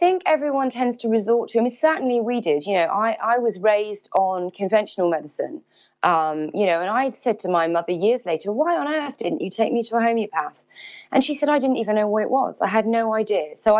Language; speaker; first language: English; native; English